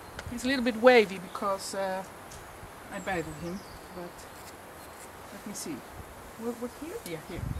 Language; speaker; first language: English; non-native, fluent; Swedish